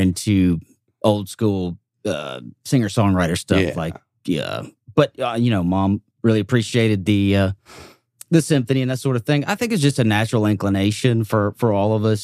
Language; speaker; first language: English; native; English